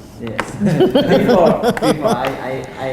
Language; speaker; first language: English; non-native, learner; Indonesian